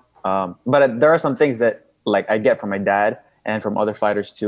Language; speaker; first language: English; non-native, local second language; Cebuano